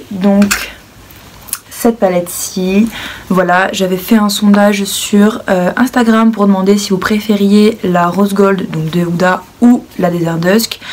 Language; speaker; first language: French; native; French